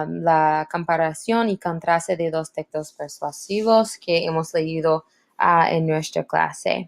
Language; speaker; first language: Spanish; non-native, learner; English